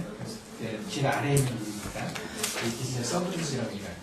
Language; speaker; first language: Korean; native; Korean